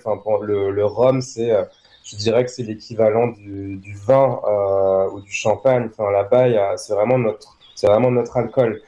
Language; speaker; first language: French; native; French